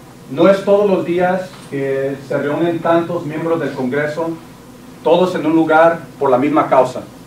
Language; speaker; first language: Spanish; early bilingual, heritage; Spanish